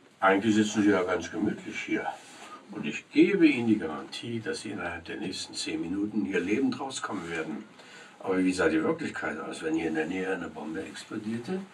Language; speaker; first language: German; native; German